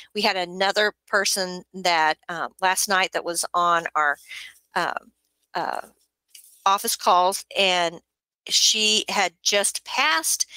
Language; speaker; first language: English; native; English